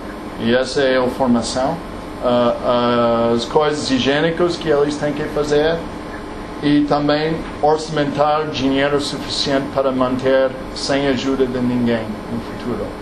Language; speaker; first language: Portuguese; non-native, learner; English